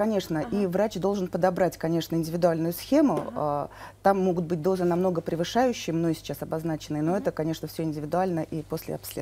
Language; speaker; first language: Russian; native; Russian